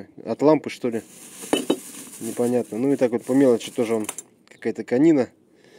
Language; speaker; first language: Russian; native; Russian